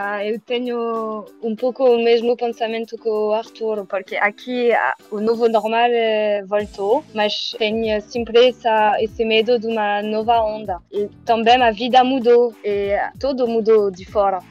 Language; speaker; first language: Portuguese; non-native, learner; French